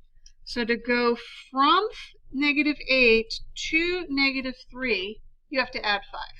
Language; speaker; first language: English; native; English